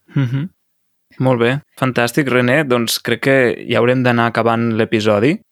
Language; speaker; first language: Catalan; native; Catalan